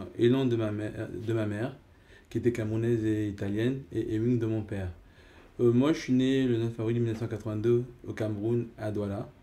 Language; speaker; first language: French; early bilingual, other home language; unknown